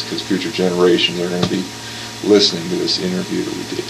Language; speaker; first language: English; native; English